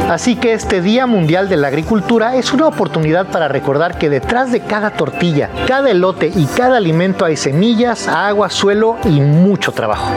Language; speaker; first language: Spanish; native; Spanish